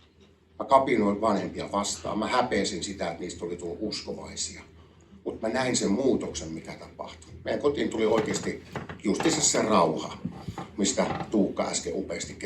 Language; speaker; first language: Finnish; native; Finnish